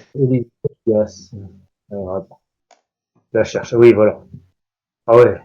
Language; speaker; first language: French; native; French